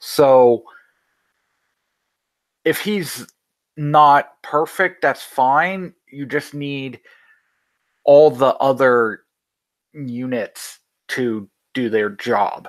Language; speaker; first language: English; native; English